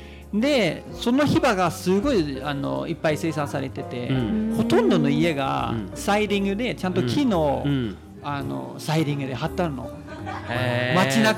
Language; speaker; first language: Japanese; non-native, fluent; Danish